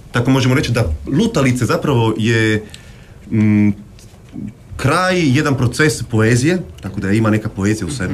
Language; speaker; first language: Croatian; non-native, fluent; Italian